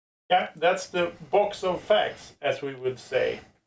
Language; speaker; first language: English; non-native, fluent; Swedish